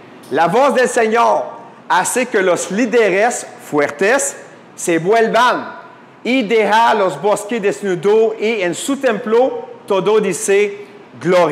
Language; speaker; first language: Spanish; non-native, fluent; French